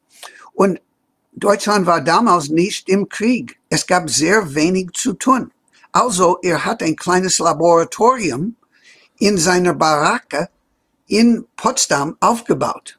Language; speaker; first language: German; non-native, fluent; English